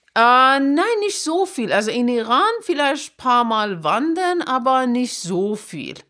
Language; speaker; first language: German; non-native, fluent; Persian